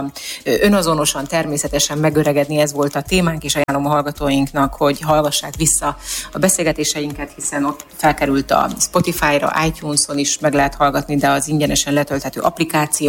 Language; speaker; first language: Hungarian; native; Hungarian